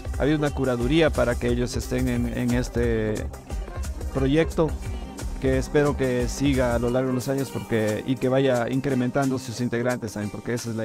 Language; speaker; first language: Spanish; native; Spanish